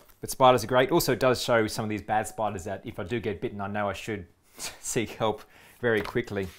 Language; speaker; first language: English; native; English